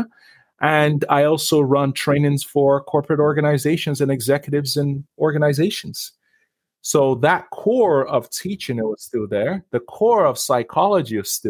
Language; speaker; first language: English; non-native, local second language; Yoruba